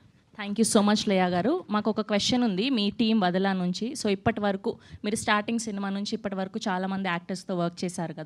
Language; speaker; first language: Telugu; native; Telugu